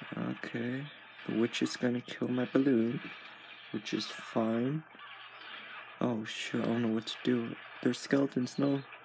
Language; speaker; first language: English; native; English